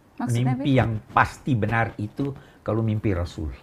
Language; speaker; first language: Indonesian; native; Indonesian